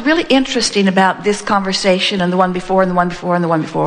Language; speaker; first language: English; native; English